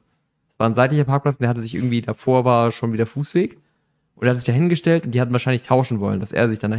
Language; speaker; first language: German; native; German